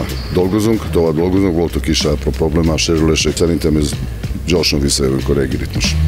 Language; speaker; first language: Hungarian; non-native, fluent; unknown